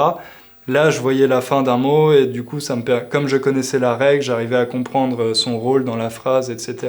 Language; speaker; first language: French; native; French